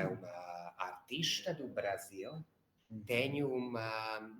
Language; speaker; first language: Portuguese; non-native, learner; Hungarian